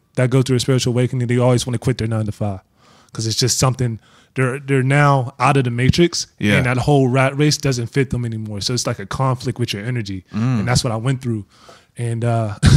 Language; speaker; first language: English; native; English